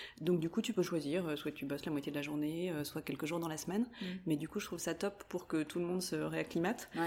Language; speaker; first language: French; native; French